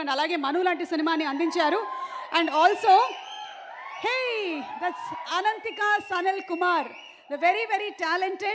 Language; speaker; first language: Telugu; native; Telugu